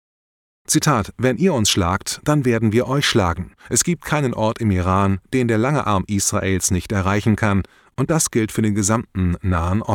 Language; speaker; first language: German; native; German